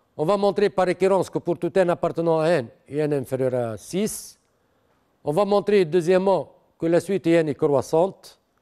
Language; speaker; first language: French; non-native, local second language; Arabic